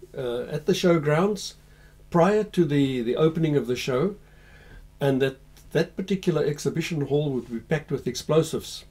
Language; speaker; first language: English; native; English